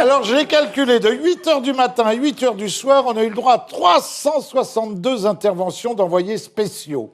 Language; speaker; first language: French; native; French